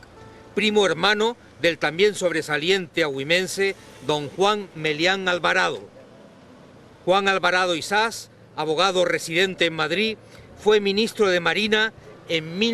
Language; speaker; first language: Spanish; native; Spanish